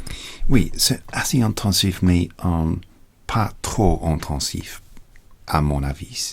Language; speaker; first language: French; non-native, learner; English